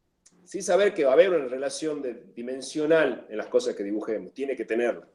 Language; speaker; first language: Spanish; native; Spanish